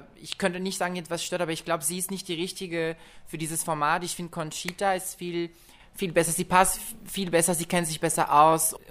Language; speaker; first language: German; non-native, fluent; French